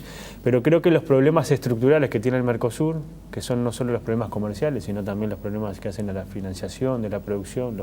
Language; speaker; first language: Spanish; native; Spanish